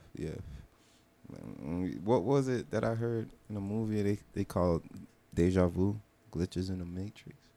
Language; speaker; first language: English; early bilingual, other home language; Haitian Creole